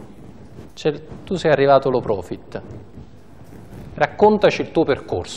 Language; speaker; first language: Italian; native; Italian